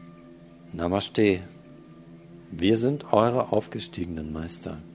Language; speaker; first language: German; native; German